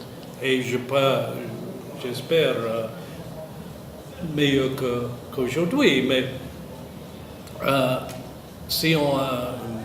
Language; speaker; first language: French; non-native, fluent; English